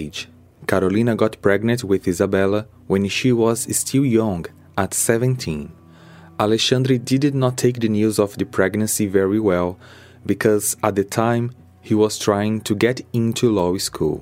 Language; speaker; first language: English; non-native, fluent; Portuguese